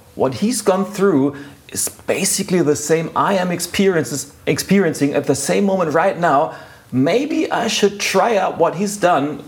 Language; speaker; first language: English; non-native, fluent; German